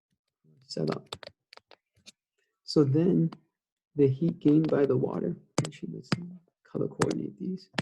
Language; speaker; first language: English; native; English